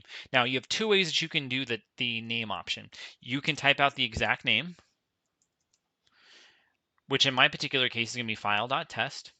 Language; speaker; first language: English; native; English